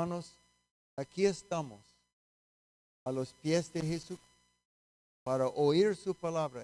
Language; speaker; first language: Spanish; non-native, fluent; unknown